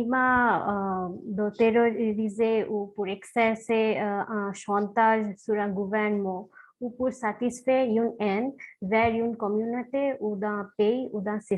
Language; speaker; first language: French; non-native, fluent; Bangla